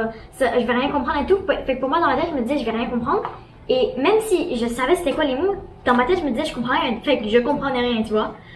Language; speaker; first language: French; native; French